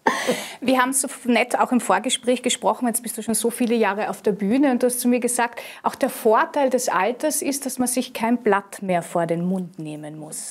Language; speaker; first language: German; native; German